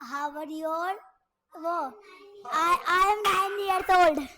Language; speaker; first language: English; non-native, learner; Hindi